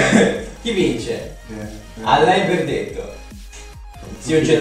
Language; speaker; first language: Italian; native; Italian